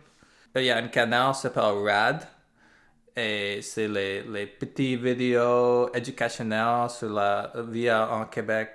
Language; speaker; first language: French; non-native, learner; English